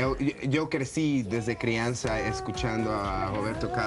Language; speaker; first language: Portuguese; non-native, learner; Spanish